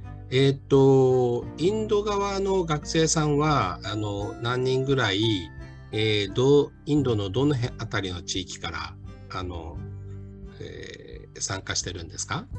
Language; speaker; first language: Japanese; native; Japanese